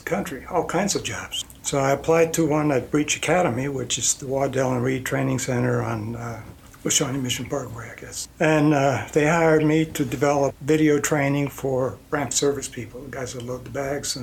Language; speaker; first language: English; non-native, fluent; Icelandic